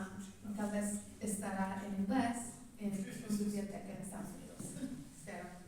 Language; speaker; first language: Spanish; early bilingual, heritage; English